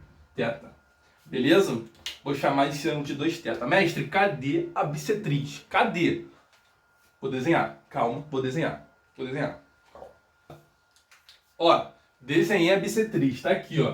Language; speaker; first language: Portuguese; native; Portuguese